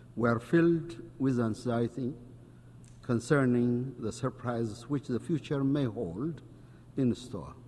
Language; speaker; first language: English; non-native, local second language; Amharic